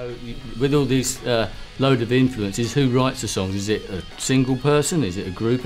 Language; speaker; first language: English; native; English